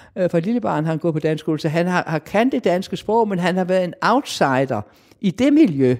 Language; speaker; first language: Danish; native; Danish